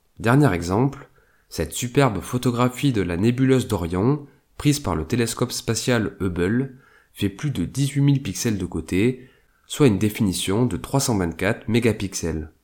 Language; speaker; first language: French; native; French